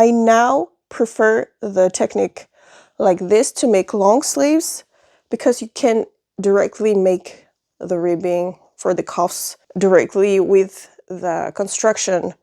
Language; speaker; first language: English; non-native, fluent; French